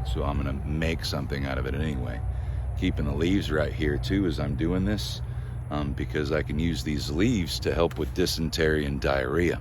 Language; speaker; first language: English; native; English